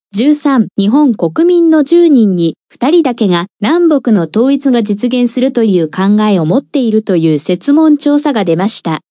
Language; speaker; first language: Japanese; non-native, fluent; Korean